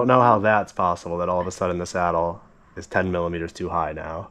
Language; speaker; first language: English; native; English